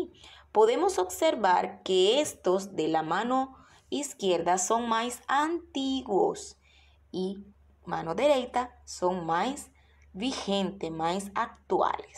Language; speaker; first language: Spanish; non-native, fluent; Portuguese